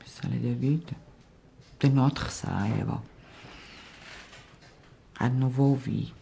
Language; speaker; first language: French; non-native, learner; Bosnian